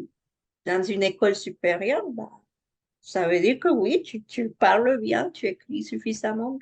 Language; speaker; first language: French; non-native, fluent; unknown